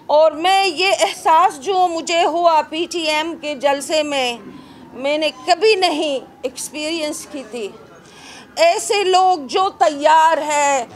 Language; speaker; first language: Urdu; non-native, fluent; Arabic